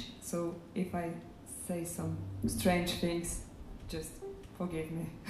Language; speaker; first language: English; non-native, fluent; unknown